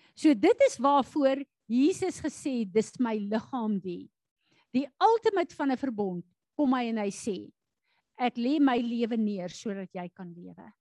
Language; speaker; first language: Afrikaans; native; Afrikaans